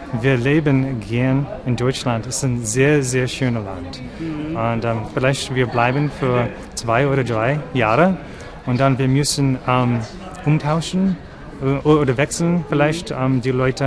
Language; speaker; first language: German; non-native, learner; English